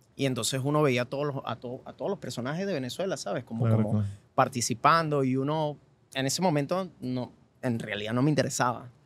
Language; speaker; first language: Spanish; native; Spanish